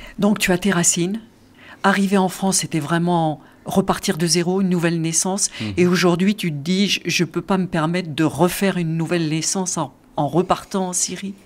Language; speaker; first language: French; native; French